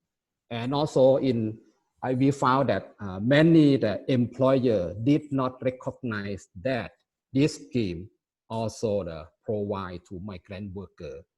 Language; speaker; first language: English; non-native, fluent; Thai